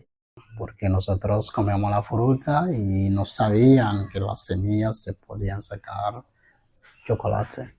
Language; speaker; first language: Spanish; non-native, fluent; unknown